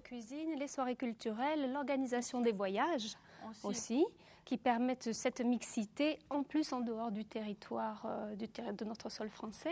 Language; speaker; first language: French; native; French